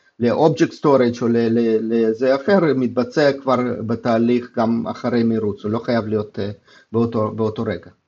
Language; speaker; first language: Hebrew; non-native, fluent; Russian